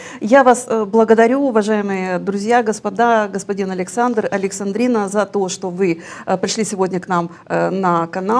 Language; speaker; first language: Russian; native; Russian